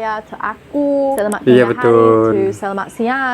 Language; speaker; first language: Indonesian; non-native, learner; English